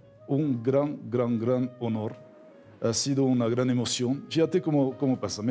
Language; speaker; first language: Spanish; non-native, fluent; French